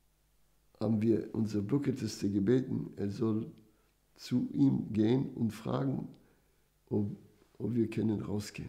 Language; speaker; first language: German; non-native, fluent; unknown